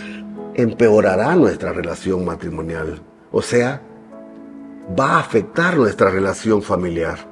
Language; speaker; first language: Spanish; native; Spanish